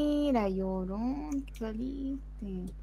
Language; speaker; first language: Spanish; native; Spanish